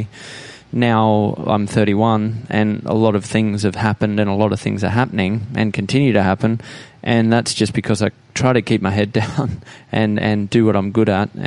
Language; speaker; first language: English; native; English